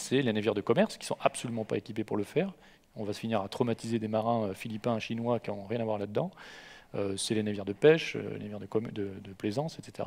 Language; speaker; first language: French; native; French